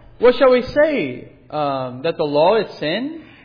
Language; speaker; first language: English; native; English